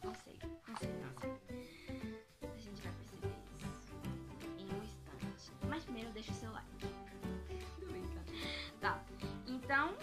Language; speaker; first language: Portuguese; early bilingual, heritage; Portuguese